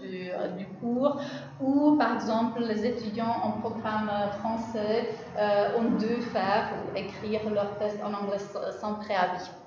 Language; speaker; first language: French; non-native, fluent; Czech